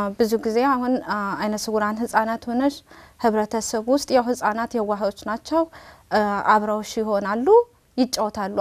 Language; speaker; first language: Amharic; native; Amharic